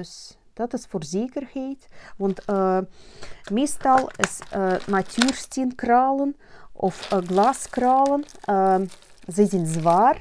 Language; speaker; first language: Dutch; non-native, learner; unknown